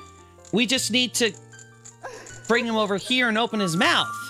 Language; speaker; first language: English; native; English